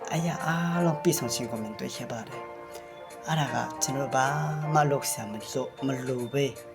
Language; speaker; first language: Burmese; non-native, local second language; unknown